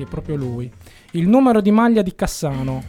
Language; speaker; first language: Italian; native; Italian